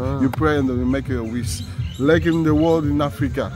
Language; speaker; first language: English; non-native, learner; Malagasy